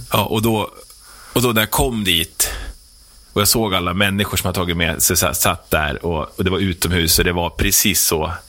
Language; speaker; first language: Swedish; native; Swedish